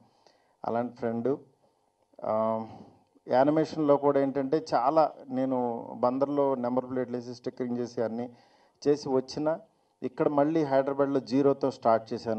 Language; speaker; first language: Telugu; native; Telugu